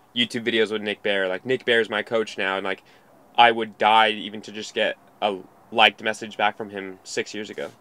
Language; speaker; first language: English; native; English